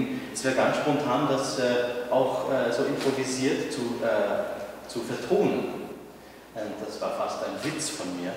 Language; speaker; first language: German; non-native, fluent; English